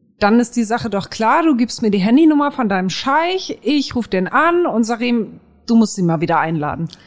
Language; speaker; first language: German; native; German